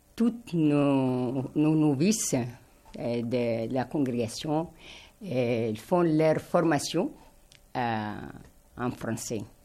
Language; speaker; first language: French; non-native, fluent; Arabic